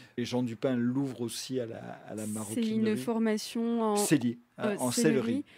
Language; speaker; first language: French; native; French